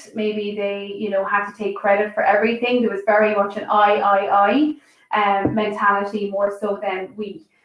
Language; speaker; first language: English; native; English